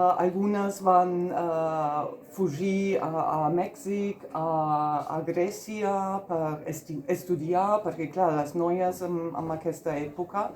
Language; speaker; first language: Catalan; non-native, fluent; German